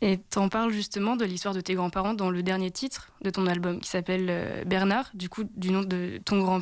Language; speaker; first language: French; native; French